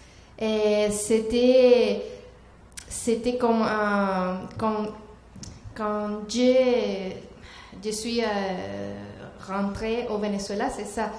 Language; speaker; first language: French; non-native, learner; Spanish